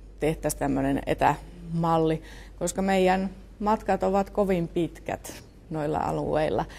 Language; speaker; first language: Finnish; native; Finnish